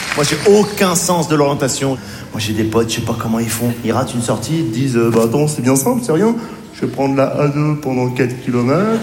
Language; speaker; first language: French; native; French